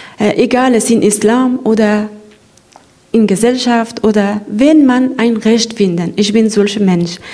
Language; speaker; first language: German; non-native, learner; Persian